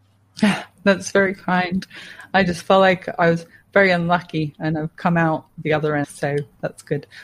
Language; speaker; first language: English; native; English